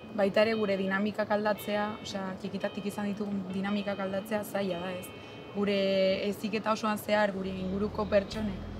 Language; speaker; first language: Basque; non-native, local second language; Spanish